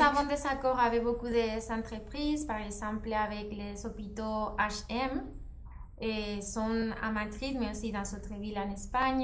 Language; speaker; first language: French; non-native, fluent; Spanish